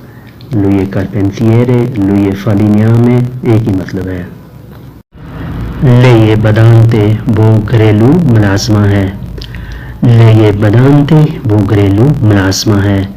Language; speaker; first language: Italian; non-native, fluent; Urdu